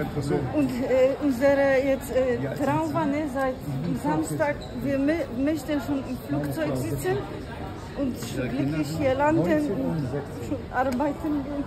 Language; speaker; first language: German; non-native, learner; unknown